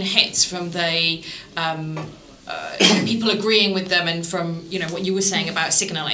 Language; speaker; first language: English; native; English